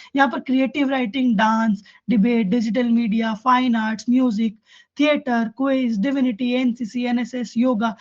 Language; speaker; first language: Hindi; native; Hindi